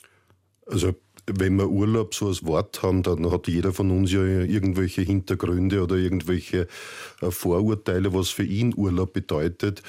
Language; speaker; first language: German; native; German